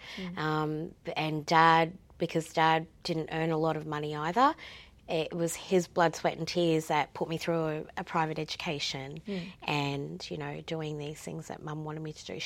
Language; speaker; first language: English; native; English